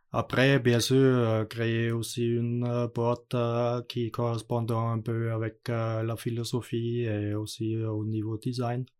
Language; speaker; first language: French; non-native, learner; German